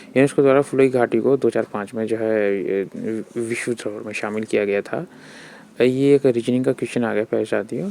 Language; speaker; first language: Hindi; native; Hindi